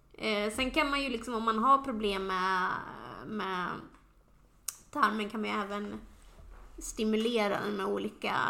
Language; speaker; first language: Swedish; native; Swedish